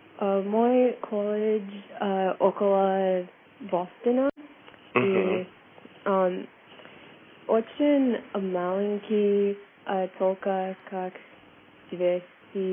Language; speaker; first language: Russian; non-native, learner; English